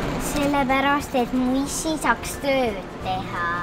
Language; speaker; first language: Estonian; native; Estonian